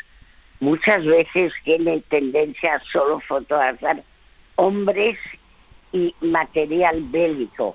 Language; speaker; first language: Spanish; early bilingual, other home language; French